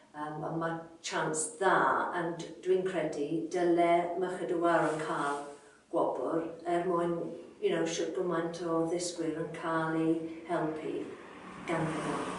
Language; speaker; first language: Welsh; non-native, local second language; English